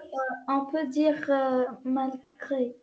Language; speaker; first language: French; non-native, learner; Arabic